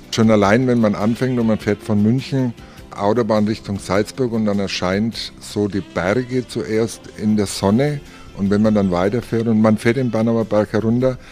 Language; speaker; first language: German; native; German